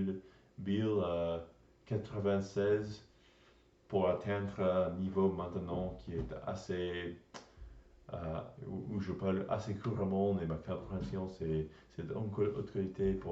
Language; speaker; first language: French; non-native, learner; English